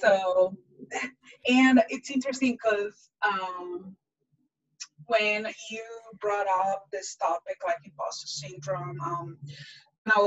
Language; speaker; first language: English; non-native, fluent; Portuguese